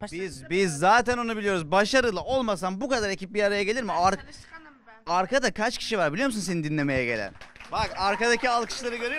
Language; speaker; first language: Turkish; native; Turkish